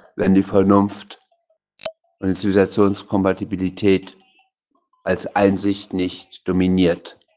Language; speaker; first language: German; native; German